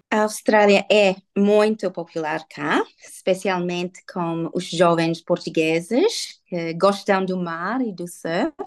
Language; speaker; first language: Portuguese; non-native, learner; English